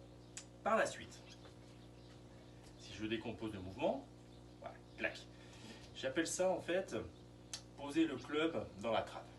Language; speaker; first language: French; native; French